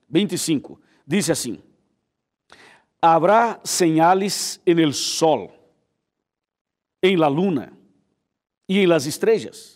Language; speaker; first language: Spanish; non-native, fluent; Portuguese